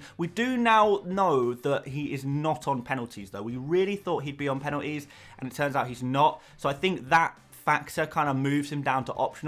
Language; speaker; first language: English; native; English